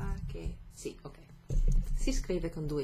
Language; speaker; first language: Italian; non-native, fluent; English